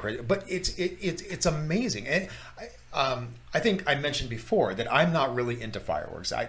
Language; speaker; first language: English; native; English